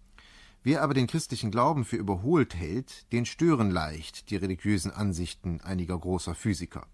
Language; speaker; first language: German; native; German